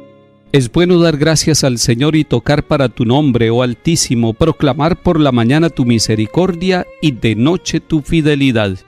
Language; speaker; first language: Spanish; native; Spanish